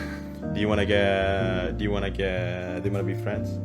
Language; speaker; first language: English; non-native, fluent; Indonesian